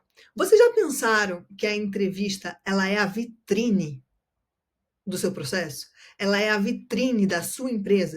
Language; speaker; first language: Portuguese; native; Portuguese